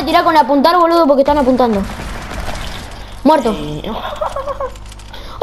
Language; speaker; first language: Spanish; native; Spanish